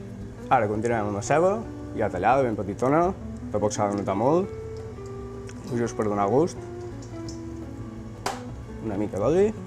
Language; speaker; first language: Catalan; native; Catalan